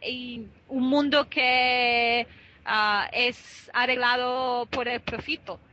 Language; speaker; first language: Spanish; non-native, fluent; Italian